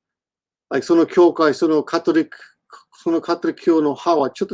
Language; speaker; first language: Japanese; non-native, fluent; English